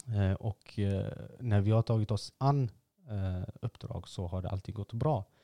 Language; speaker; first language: Swedish; early bilingual, other home language; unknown